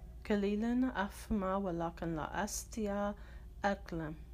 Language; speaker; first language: Arabic; non-native, learner; English